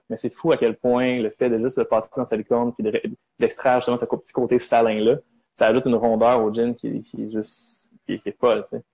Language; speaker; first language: French; native; French